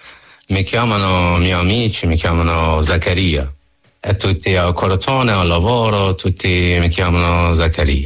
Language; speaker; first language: Italian; non-native, learner; Persian